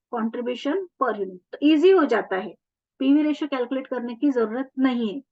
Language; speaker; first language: Hindi; non-native, local second language; Marathi